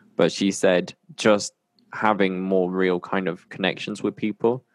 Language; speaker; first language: English; native; English